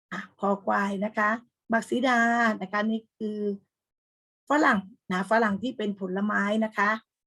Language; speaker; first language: Thai; native; Thai